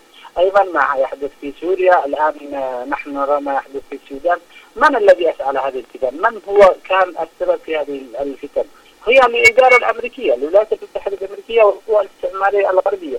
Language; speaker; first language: Arabic; native; Arabic